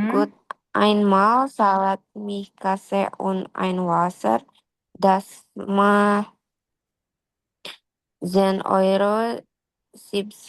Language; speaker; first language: German; non-native, learner; Indonesian